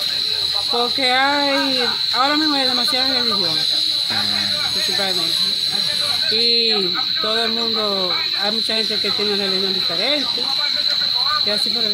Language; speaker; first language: Spanish; native; Spanish